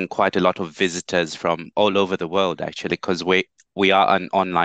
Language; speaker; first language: English; non-native, local second language; Bemba